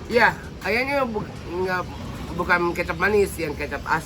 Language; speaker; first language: Indonesian; non-native, fluent; Japanese